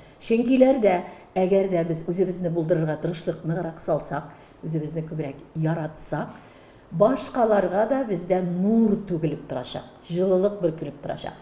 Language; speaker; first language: Tatar; native; Tatar